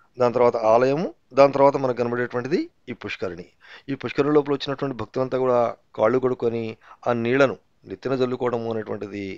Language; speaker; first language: Telugu; native; Telugu